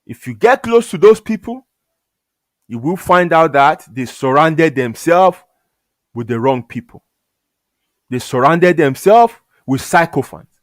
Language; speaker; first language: English; non-native, local second language; Yoruba